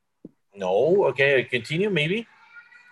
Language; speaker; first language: English; non-native, learner; Spanish